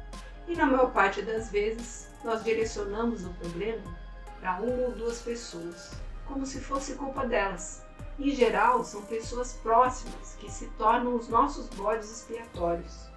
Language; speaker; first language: Portuguese; native; Portuguese